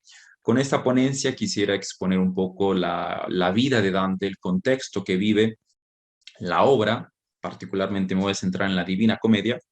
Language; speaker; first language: Spanish; native; Spanish